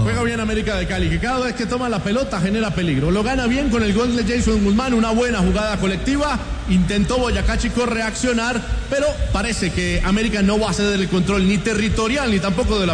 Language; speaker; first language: Spanish; native; Spanish